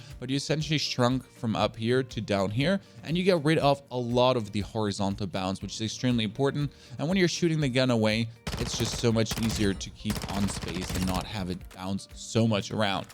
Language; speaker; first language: English; non-native, fluent; German